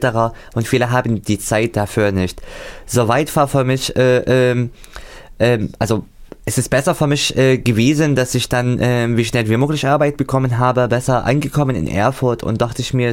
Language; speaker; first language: German; non-native, fluent; Arabic